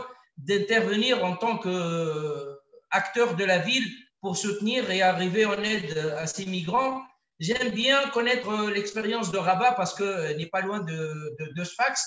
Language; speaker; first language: French; non-native, local second language; Arabic